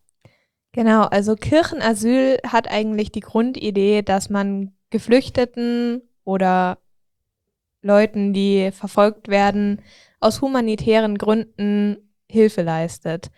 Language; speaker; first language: German; native; German